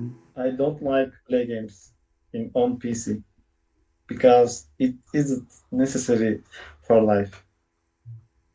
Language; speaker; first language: English; non-native, learner; Turkish